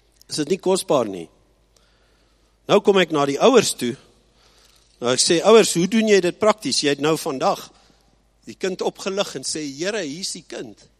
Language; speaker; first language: Afrikaans; early bilingual, heritage; Afrikaans